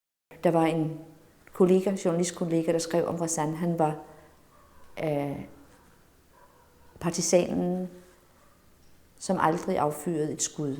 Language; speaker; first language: Danish; native; Danish